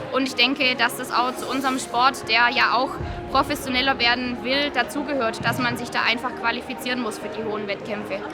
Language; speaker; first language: German; native; German